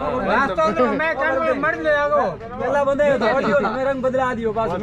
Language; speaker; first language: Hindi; non-native, local second language; Marwari